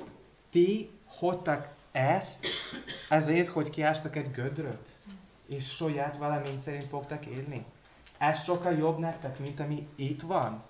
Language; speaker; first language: Hungarian; non-native, learner; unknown